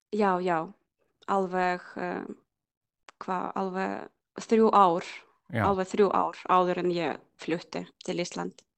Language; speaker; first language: Icelandic; non-native, learner; Ukrainian